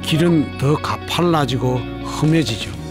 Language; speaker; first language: Korean; native; Korean